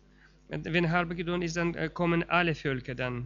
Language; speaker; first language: German; non-native, fluent; Russian